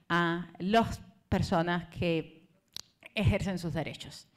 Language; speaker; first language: Spanish; native; Spanish